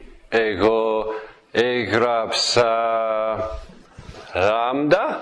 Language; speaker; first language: Greek; non-native, fluent; English